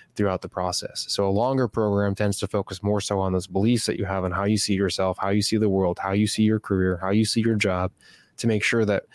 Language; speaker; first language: English; native; English